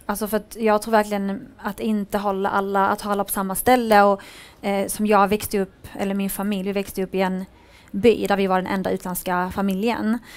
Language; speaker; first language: Swedish; early bilingual, other home language; Arabic